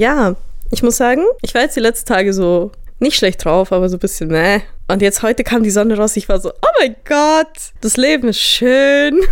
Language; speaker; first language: German; native; German